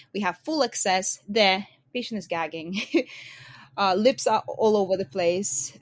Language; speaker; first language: English; non-native, fluent; Lithuanian